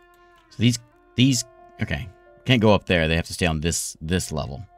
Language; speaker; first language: English; native; English